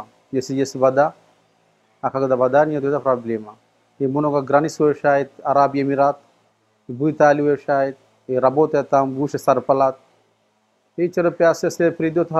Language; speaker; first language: Russian; non-native, learner; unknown